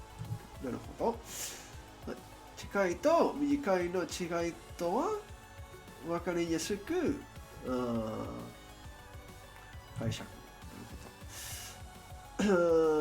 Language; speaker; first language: Japanese; non-native, learner; Spanish